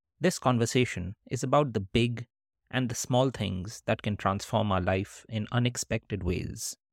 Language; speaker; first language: English; non-native, local second language; Hindi